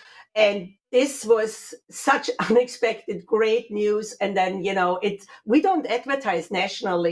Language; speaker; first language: English; non-native, fluent; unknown